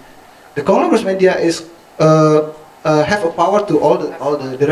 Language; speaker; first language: English; non-native, fluent; Indonesian